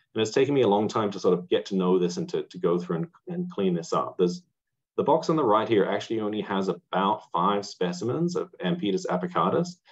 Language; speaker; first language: English; native; English